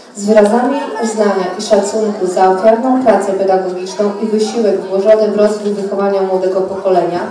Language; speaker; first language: Polish; native; Polish